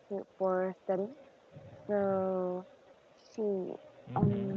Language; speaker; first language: English; non-native, learner; Korean